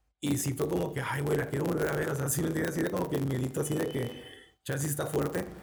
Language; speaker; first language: Spanish; native; Spanish